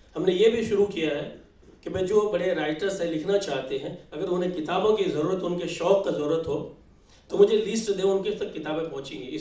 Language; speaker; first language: Urdu; native; Urdu